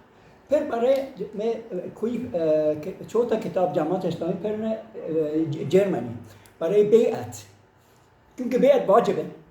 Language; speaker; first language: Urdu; non-native, learner; Persian